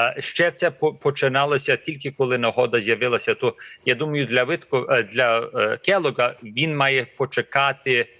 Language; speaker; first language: Ukrainian; early bilingual, heritage; Ukrainian